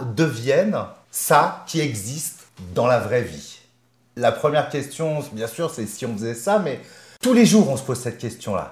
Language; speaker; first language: French; native; French